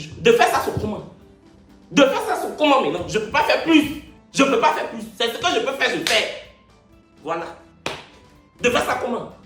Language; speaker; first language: French; native; French